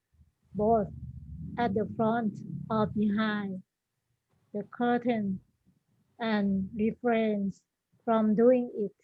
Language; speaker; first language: English; non-native, learner; Thai